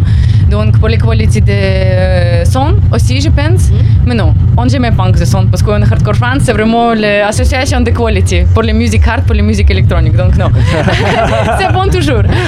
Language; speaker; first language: French; non-native, learner; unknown